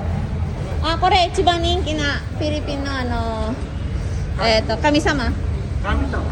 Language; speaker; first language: Japanese; non-native, fluent; Filipino